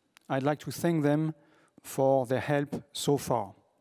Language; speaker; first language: English; non-native, fluent; French